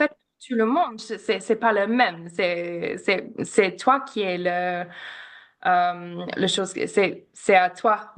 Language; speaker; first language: French; non-native, learner; English